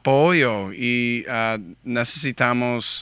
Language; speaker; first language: Spanish; non-native, learner; English